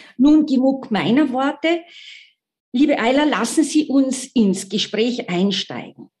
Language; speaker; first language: German; native; German